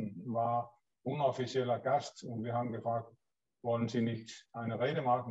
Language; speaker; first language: German; non-native, learner; Danish